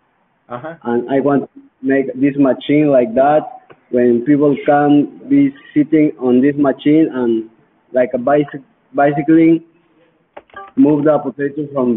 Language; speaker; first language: English; non-native, learner; Spanish